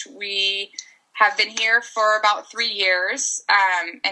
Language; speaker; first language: English; native; English